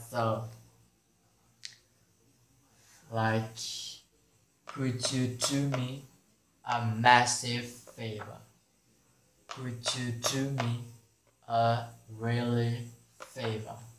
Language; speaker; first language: English; non-native, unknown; Indonesian